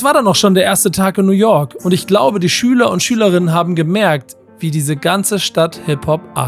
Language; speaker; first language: German; native; German